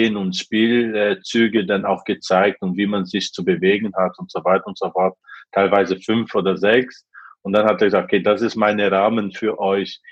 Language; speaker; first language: German; non-native, fluent; Portuguese